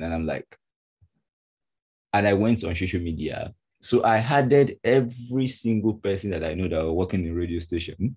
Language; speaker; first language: English; non-native, local second language; Yoruba